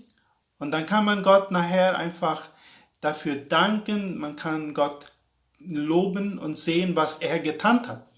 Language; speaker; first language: German; non-native, local second language; Plautdietsch